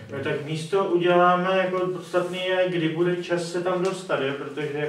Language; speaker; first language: Czech; native; Czech